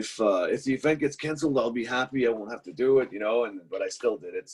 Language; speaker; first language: English; native; English